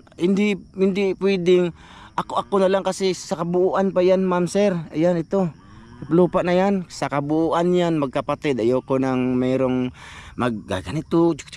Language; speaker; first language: Filipino; non-native, local second language; Cebuano